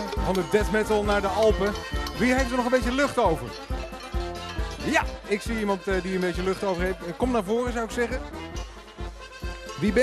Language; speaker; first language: Dutch; native; Dutch